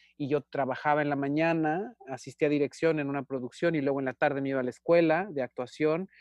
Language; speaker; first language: Spanish; native; Spanish